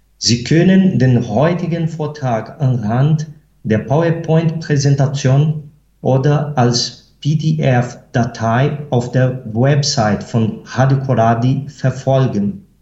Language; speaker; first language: German; non-native, fluent; Portuguese